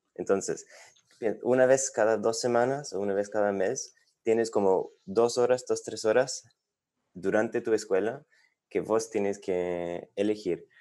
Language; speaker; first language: Spanish; non-native, fluent; English